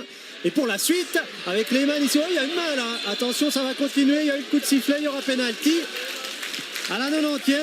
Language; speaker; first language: French; native; French